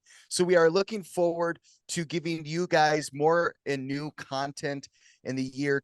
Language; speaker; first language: English; native; English